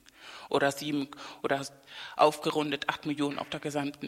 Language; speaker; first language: German; non-native, fluent; Spanish